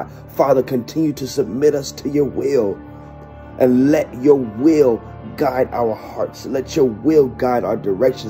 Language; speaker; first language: English; native; English